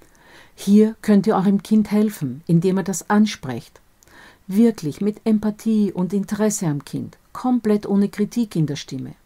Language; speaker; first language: German; native; German